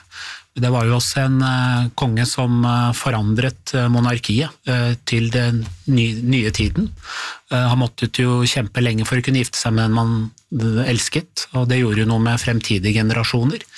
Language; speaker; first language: Norwegian; native; Norwegian